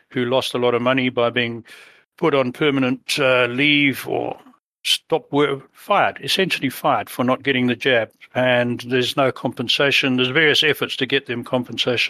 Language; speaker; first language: English; native; English